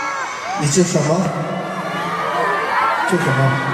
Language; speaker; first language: Chinese; non-native, learner; Korean